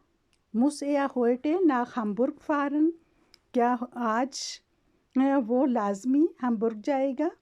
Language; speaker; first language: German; non-native, learner; Urdu